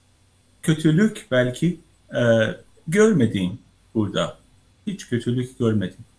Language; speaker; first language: Turkish; non-native, learner; Persian